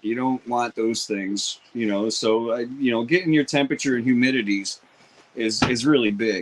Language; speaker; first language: English; native; English